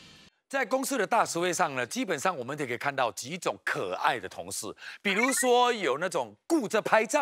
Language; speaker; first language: Chinese; native; Chinese